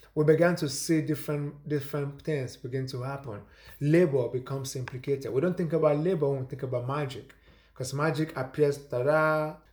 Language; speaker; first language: English; non-native, local second language; Igbo